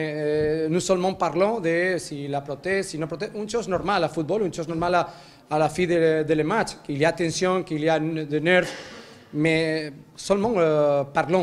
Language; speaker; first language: French; non-native, learner; Spanish